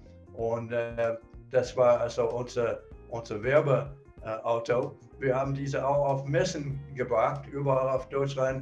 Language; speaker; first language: German; non-native, fluent; English